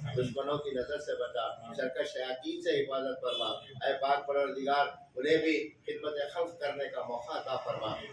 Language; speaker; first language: Urdu; native; Urdu